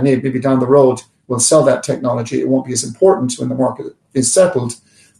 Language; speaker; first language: English; native; English